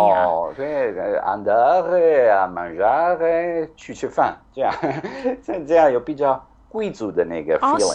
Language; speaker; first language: Chinese; non-native, fluent; Italian